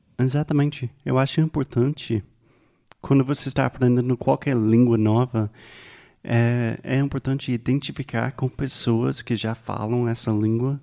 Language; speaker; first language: Portuguese; non-native, fluent; English